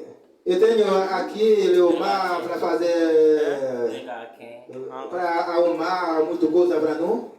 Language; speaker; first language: Portuguese; non-native, learner; Haitian Creole